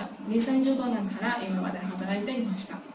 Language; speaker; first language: Japanese; non-native, learner; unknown